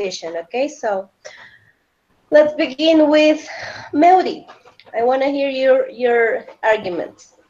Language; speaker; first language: English; non-native, fluent; Spanish